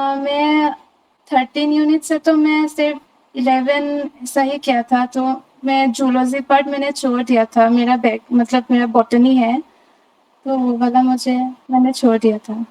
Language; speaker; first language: Hindi; non-native, local second language; Assamese